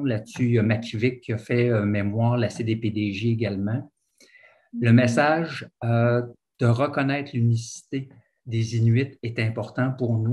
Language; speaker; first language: French; native; French